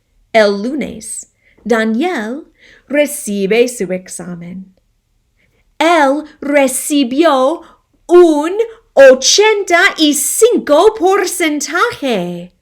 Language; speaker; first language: Spanish; non-native, fluent; English